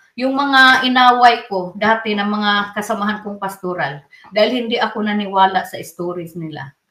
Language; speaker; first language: Filipino; non-native, local second language; Cebuano